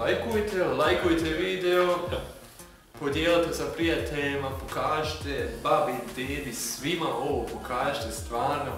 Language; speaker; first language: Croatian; early bilingual, heritage; Croatian